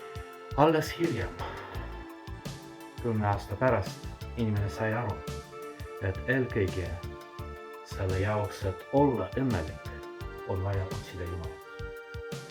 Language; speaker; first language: Estonian; non-native, fluent; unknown